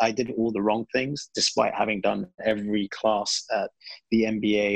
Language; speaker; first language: English; native; English